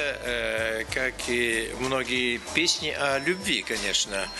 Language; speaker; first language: Russian; non-native, local second language; Kyrgyz